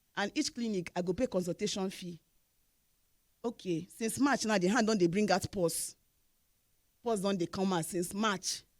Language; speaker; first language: Nigerian Pidgin; non-native, local second language; Igbo